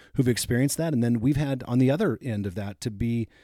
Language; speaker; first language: English; native; English